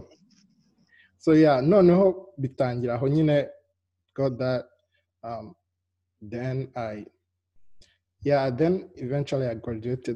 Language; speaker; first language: English; non-native, local second language; Kinyarwanda